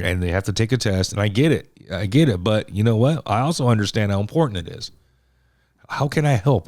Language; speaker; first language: English; native; English